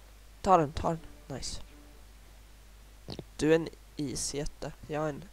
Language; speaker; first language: Swedish; native; Swedish